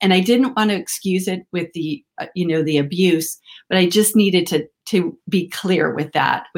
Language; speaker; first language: English; native; English